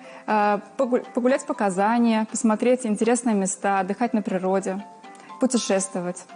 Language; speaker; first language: Russian; native; Russian